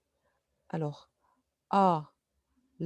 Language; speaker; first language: French; non-native, fluent; Arabic